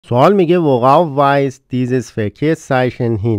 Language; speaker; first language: Persian; native; Persian